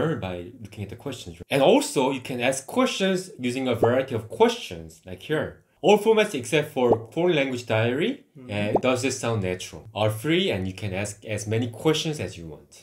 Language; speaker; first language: English; non-native, fluent; Korean